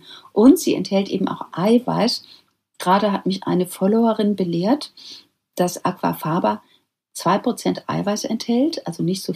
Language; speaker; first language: German; native; German